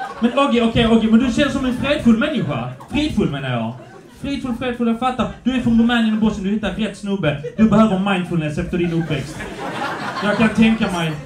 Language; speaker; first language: Swedish; early bilingual, other home language; Polish